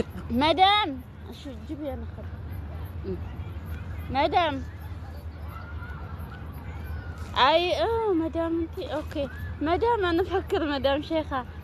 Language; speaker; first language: Arabic; non-native, learner; Amharic